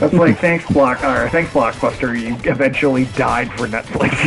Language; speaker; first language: English; native; English